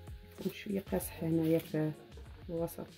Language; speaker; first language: Arabic; native; Arabic